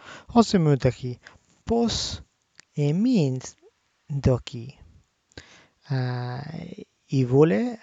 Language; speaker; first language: Greek; non-native, learner; English